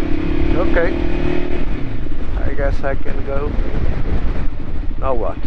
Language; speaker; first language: English; non-native, fluent; Portuguese